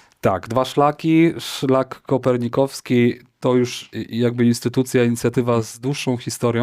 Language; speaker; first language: Polish; native; Polish